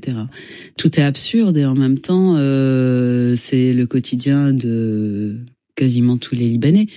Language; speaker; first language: French; non-native, local second language; Arabic